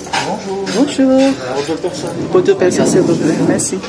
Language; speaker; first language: French; non-native, learner; Filipino